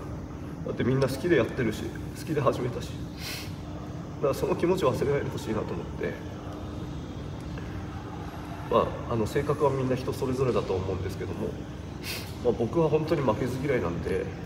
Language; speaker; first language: Japanese; native; Japanese